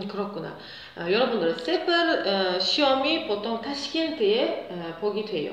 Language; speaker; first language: Korean; non-native, fluent; Uzbek